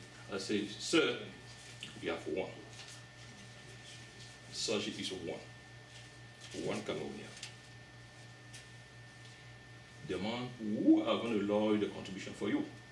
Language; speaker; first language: English; non-native, local second language; French